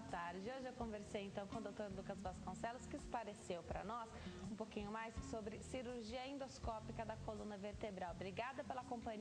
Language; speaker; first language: Portuguese; native; Portuguese